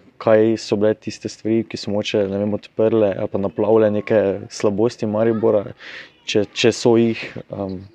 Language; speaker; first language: Slovenian; native; Slovenian